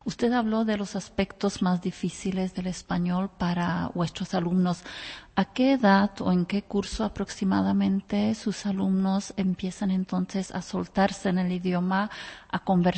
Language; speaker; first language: Spanish; non-native, fluent; Czech